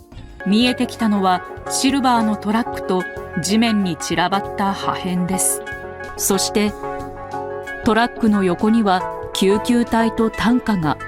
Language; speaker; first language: Japanese; native; Japanese